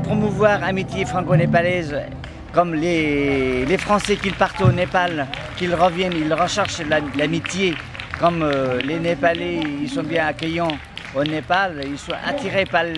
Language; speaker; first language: French; non-native, fluent; Nepali